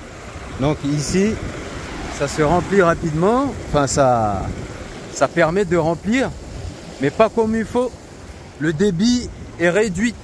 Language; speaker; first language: French; non-native, local second language; Comorian